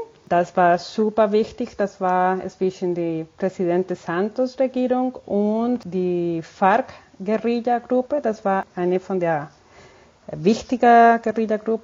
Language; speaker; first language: German; non-native, fluent; Spanish